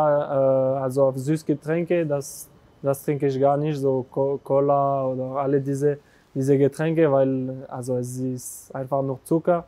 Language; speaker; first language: German; non-native, local second language; French